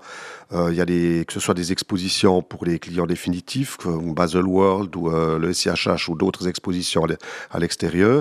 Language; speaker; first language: French; native; French